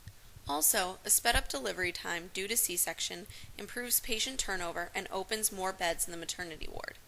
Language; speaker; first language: English; native; English